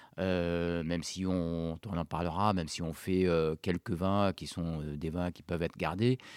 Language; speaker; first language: French; non-native, local second language; Arabic